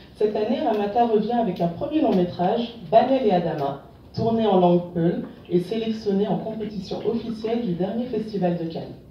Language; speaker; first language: French; non-native, local second language; Wolof